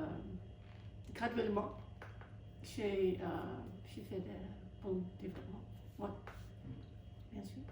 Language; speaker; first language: French; non-native, fluent; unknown